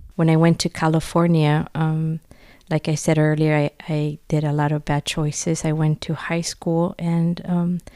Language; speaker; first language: English; non-native, fluent; Spanish